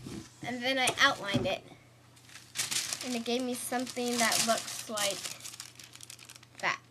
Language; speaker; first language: English; native; English